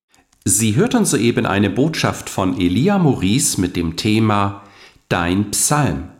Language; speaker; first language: German; native; German